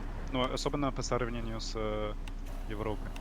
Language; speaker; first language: Russian; non-native, learner; English